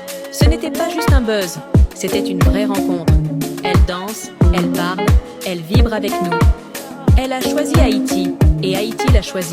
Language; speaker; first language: French; non-native, local second language; Haitian Creole